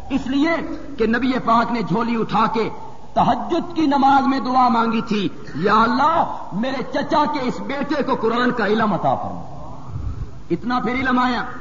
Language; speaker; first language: Urdu; non-native, local second language; Punjabi